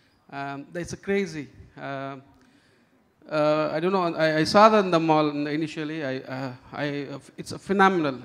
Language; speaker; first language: English; non-native, local second language; Tamil